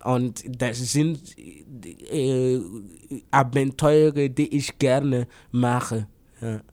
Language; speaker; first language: German; non-native, fluent; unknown